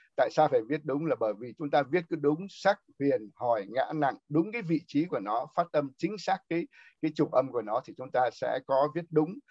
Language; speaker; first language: Vietnamese; native; Vietnamese